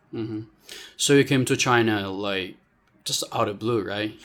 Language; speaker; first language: English; non-native, fluent; Chinese